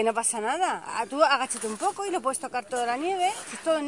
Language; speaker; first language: Spanish; native; Spanish